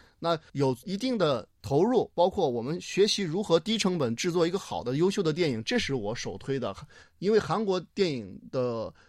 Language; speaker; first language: Chinese; native; Chinese